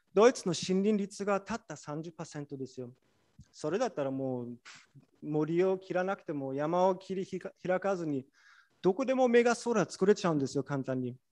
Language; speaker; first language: Japanese; non-native, fluent; German